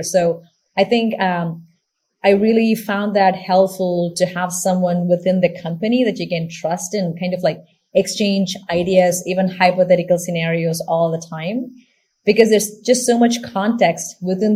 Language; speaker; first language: English; non-native, local second language; Tamil